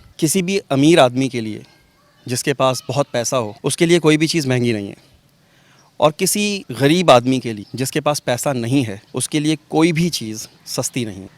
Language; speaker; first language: Urdu; non-native, local second language; Punjabi